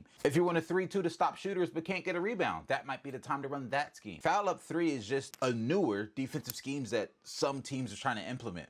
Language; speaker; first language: English; native; English